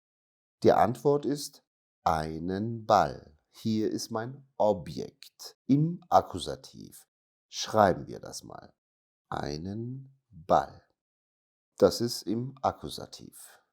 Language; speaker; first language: German; non-native, fluent; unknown